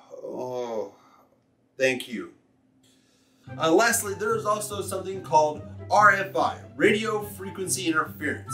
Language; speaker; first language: English; native; English